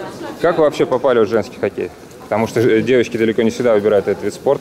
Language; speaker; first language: Russian; native; Russian